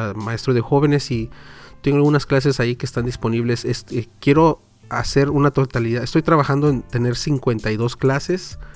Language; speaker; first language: Spanish; early bilingual, heritage; Spanish